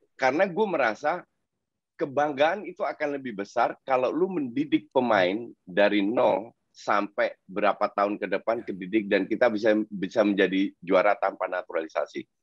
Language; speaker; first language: Indonesian; non-native, fluent; Dutch